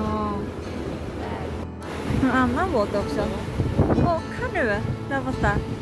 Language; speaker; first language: Swedish; non-native, learner; Japanese